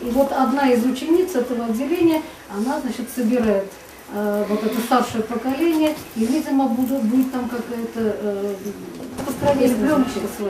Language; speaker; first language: Russian; native; Russian